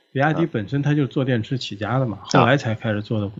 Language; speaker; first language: Chinese; native; Chinese